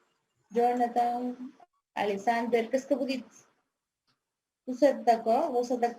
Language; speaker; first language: French; non-native, fluent; Spanish